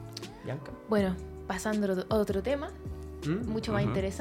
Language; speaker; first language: Spanish; native; Spanish